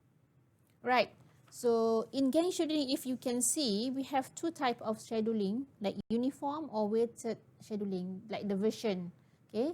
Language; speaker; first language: English; non-native, local second language; Malay